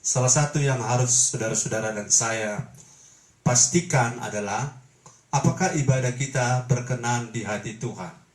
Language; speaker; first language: Indonesian; native; Indonesian